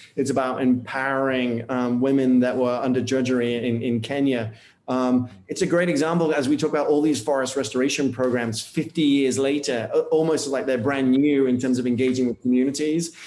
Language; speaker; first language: English; native; English